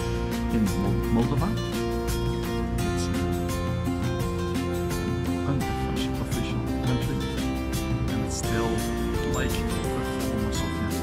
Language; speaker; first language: English; non-native, fluent; Dutch